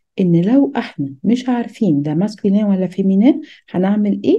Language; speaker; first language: Arabic; native; Arabic